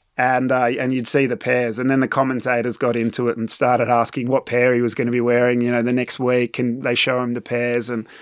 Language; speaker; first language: English; native; English